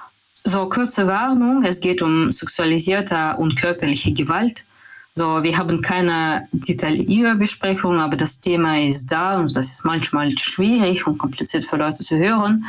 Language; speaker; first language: German; non-native, learner; Russian